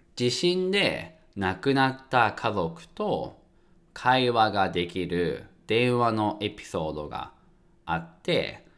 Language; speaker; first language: Japanese; native; Japanese